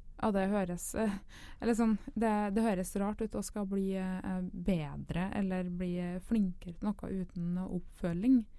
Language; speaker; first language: Norwegian; native; Norwegian